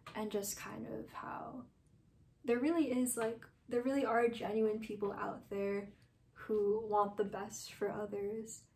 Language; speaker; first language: English; native; English